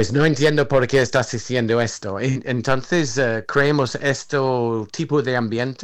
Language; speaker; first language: Spanish; non-native, fluent; English